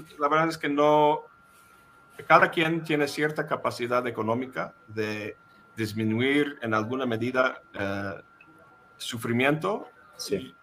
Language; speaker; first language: Spanish; non-native, fluent; English